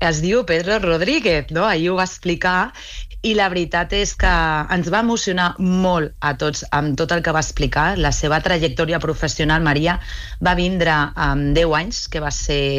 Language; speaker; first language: Catalan; native; Catalan